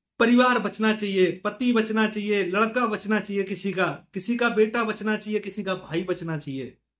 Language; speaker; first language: Hindi; native; Hindi